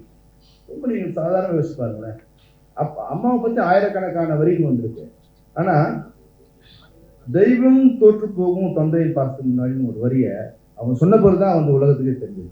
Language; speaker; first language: Tamil; native; Tamil